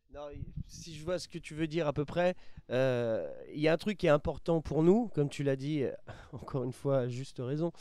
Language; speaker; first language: French; native; French